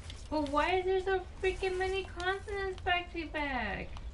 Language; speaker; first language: English; native; English